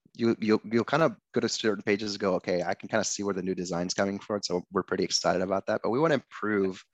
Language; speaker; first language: English; non-native, fluent; Spanish